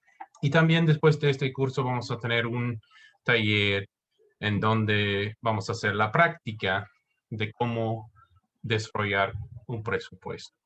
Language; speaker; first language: Spanish; non-native, fluent; English